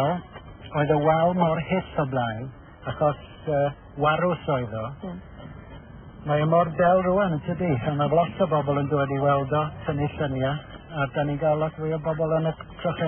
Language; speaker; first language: Welsh; native; Welsh